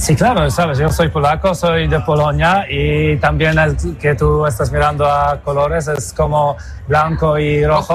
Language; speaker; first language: Spanish; non-native, fluent; Polish